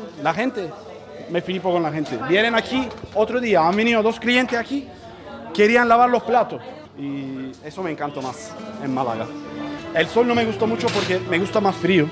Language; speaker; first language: Spanish; non-native, learner; Turkish